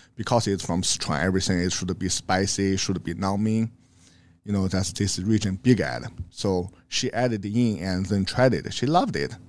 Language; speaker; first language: English; non-native, learner; Chinese